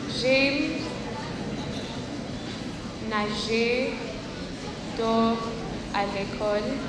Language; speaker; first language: French; non-native, learner; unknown